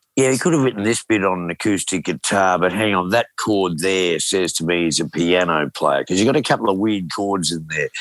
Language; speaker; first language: English; native; English